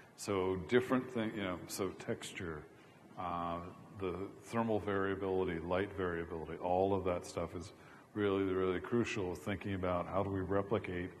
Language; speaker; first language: English; native; English